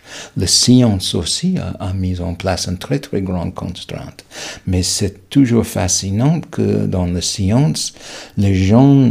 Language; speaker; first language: French; non-native, fluent; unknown